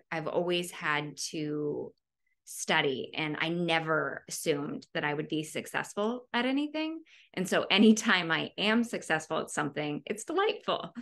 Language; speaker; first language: English; native; English